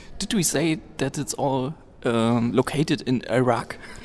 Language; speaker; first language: English; non-native, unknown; German